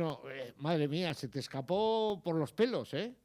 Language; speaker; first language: Spanish; native; Spanish